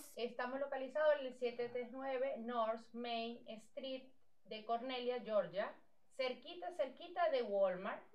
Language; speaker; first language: Spanish; native; Spanish